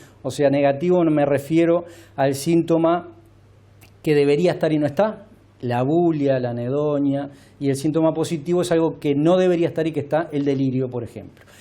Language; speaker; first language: Spanish; native; Spanish